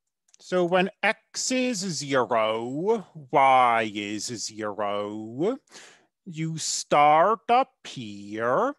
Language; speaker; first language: English; native; English